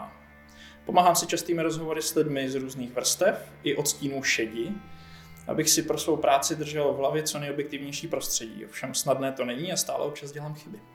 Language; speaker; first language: Czech; native; Czech